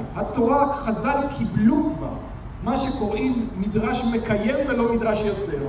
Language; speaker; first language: Hebrew; native; Hebrew